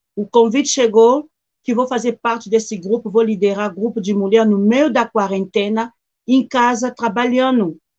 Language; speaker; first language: Portuguese; non-native, fluent; Lingala